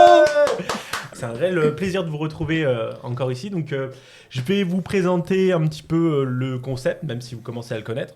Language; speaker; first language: French; native; French